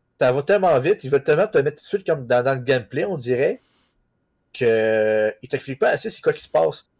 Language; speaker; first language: French; native; French